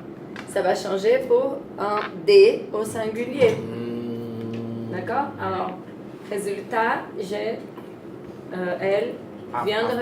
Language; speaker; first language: French; non-native, fluent; Portuguese